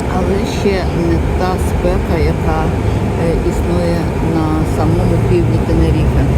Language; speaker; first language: Ukrainian; native; Ukrainian